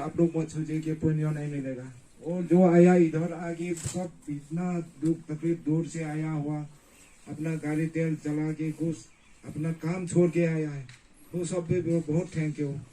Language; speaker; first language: Hindi; non-native, local second language; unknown